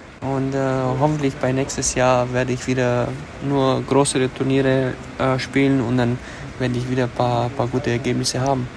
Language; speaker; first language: German; early bilingual, other home language; Romanian